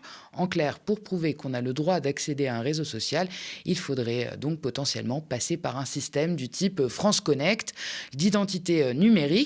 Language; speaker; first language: French; native; French